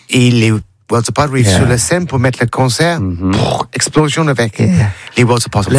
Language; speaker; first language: French; non-native, learner; English